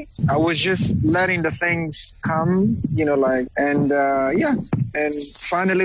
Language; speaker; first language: English; non-native, fluent; Kongo